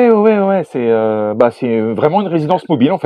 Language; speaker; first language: French; native; French